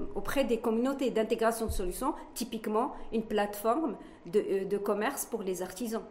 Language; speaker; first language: French; non-native, local second language; Arabic